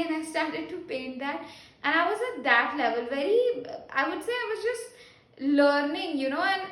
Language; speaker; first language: English; non-native, local second language; Hindi